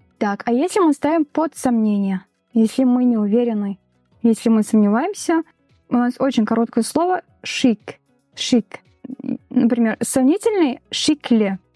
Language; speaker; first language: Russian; native; Russian